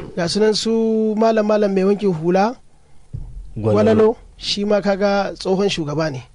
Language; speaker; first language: Hausa; native; Hausa